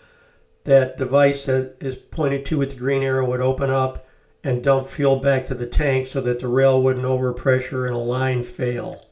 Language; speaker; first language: English; native; English